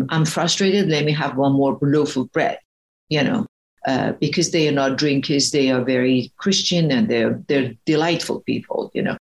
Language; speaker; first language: English; non-native, fluent; Persian